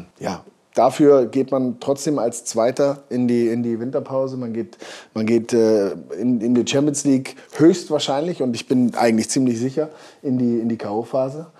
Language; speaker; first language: German; native; German